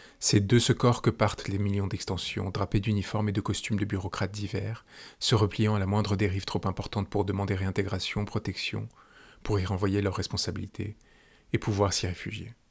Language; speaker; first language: French; native; French